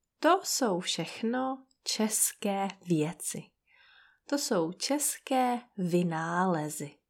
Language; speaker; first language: Czech; native; Czech